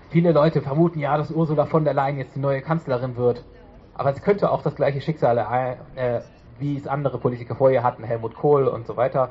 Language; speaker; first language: German; native; German